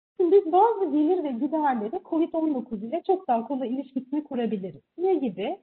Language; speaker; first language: Turkish; native; Turkish